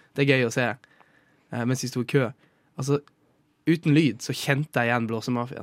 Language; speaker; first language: Norwegian; native; Norwegian